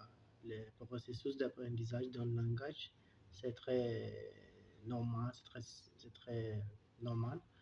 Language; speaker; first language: French; non-native, learner; Turkish